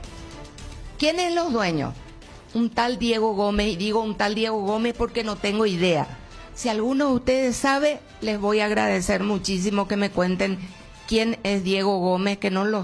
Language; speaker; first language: Spanish; native; Spanish